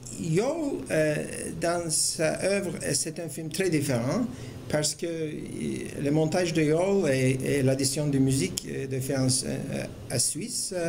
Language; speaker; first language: French; non-native, fluent; Turkish